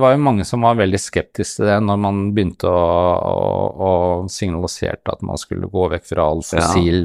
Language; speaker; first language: Norwegian; native; Norwegian